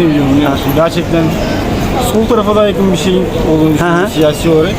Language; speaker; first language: Turkish; native; Turkish